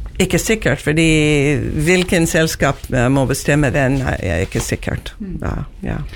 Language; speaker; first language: Norwegian; non-native, learner; English